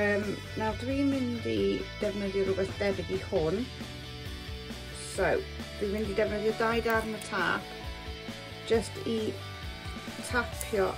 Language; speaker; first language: Welsh; non-native, local second language; English